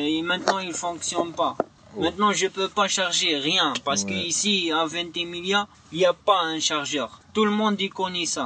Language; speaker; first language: French; non-native, learner; Arabic